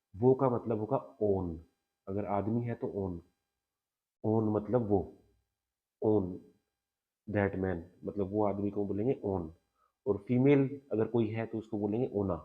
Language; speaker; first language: Hindi; native; Hindi